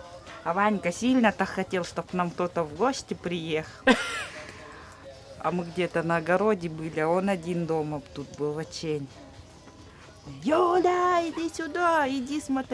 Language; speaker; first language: Russian; native; Russian